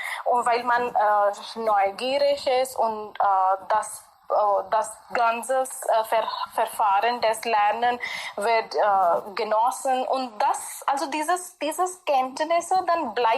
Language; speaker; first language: German; non-native, fluent; Hindi